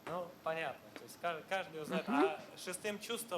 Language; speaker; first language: Russian; native; Russian